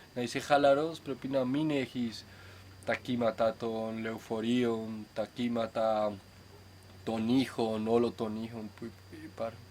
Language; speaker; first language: Greek; non-native, fluent; Spanish